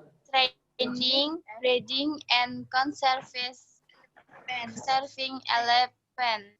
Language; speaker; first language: English; non-native, learner; Indonesian